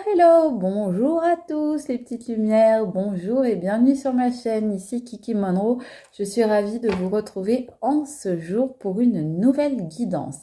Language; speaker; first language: French; native; French